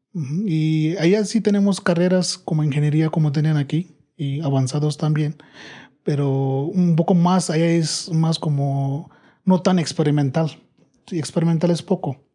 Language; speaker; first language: Spanish; non-native, learner; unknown